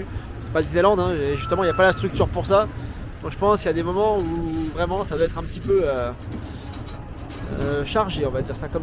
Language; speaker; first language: French; native; French